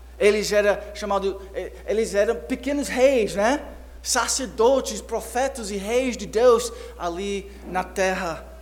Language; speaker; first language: Portuguese; non-native, fluent; English